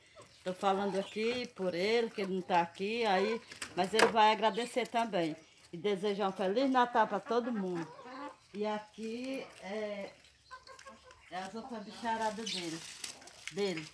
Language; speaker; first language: Portuguese; native; Portuguese